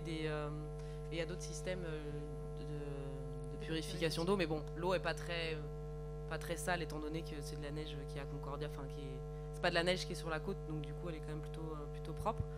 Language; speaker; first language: French; native; French